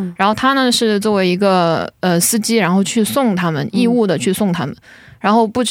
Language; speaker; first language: Chinese; native; Chinese